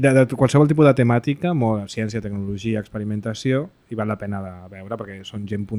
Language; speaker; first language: Catalan; native; Catalan